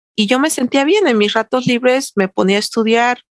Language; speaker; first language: Spanish; native; Spanish